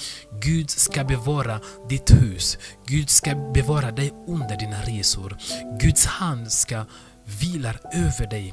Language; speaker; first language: Swedish; non-native, fluent; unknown